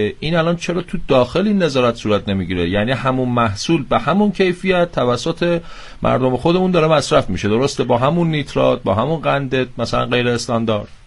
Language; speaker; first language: Persian; native; Persian